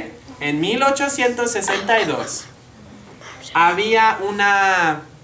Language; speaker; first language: Spanish; non-native, fluent; English